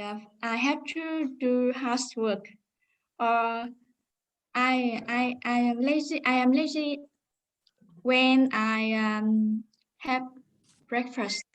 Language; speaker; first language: English; non-native, learner; Vietnamese